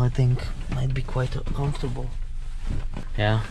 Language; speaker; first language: English; non-native, fluent; French